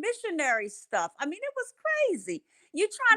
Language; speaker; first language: English; native; English